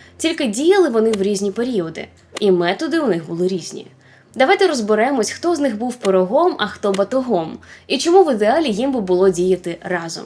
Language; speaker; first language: Ukrainian; non-native, local second language; Russian